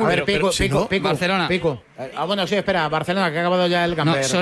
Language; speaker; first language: Spanish; native; Spanish